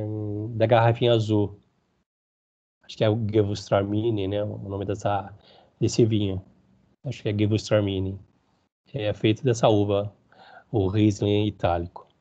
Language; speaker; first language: Portuguese; native; Portuguese